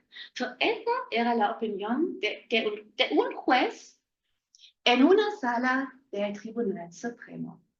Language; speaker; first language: Spanish; non-native, fluent; German